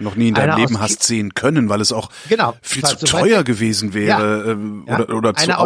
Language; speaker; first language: German; native; German